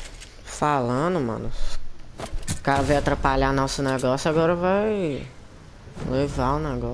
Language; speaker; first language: Portuguese; native; Portuguese